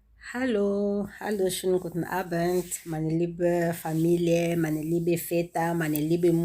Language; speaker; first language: German; non-native, learner; Lingala